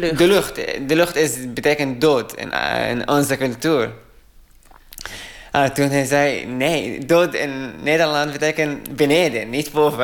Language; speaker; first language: Dutch; non-native, learner; Arabic